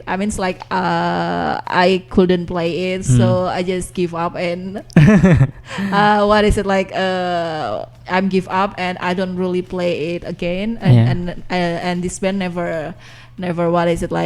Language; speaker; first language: English; non-native, learner; Indonesian